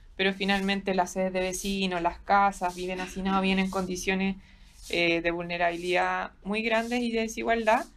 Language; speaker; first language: Spanish; native; Spanish